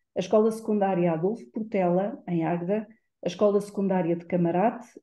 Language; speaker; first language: Portuguese; native; Portuguese